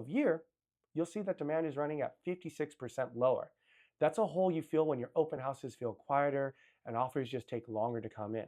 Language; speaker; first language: English; native; English